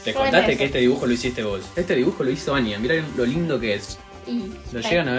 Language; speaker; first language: Spanish; native; Spanish